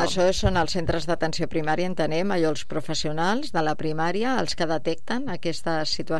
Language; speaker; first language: Catalan; native; Catalan